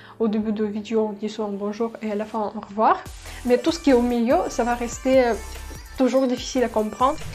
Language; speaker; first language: French; non-native, fluent; Russian